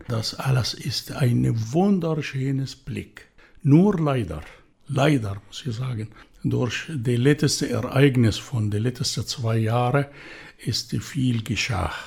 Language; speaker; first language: German; non-native, fluent; Arabic